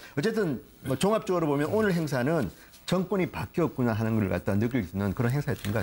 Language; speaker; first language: Korean; native; Korean